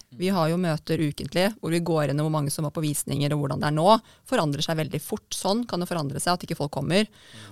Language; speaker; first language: Norwegian; native; Norwegian